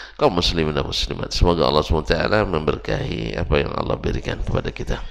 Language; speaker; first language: Indonesian; native; Indonesian